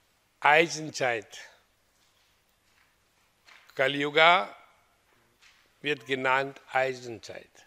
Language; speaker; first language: German; non-native, fluent; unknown